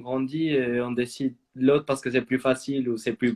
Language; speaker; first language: French; non-native, fluent; Spanish